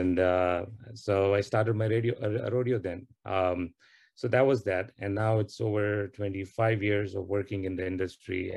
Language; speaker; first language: English; non-native, local second language; Tamil